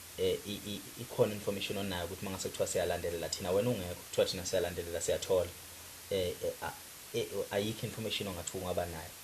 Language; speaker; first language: Zulu; native; Zulu